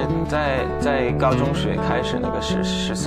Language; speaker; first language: Chinese; non-native, fluent; English